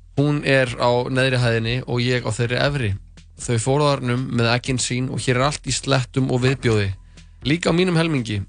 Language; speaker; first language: Icelandic; native; Icelandic